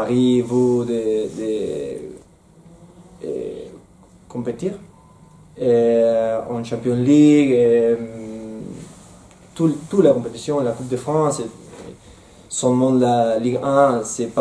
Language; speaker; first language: French; non-native, learner; Spanish